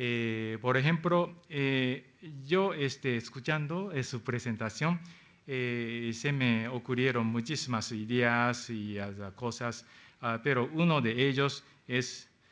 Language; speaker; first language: Spanish; non-native, fluent; Japanese